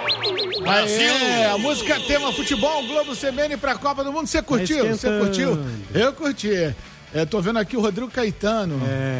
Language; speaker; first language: Portuguese; native; Portuguese